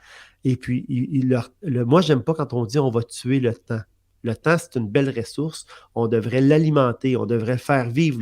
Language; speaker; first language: French; native; French